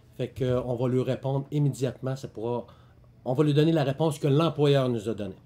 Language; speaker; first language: French; native; French